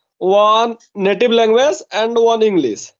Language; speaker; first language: English; non-native, local second language; Hindi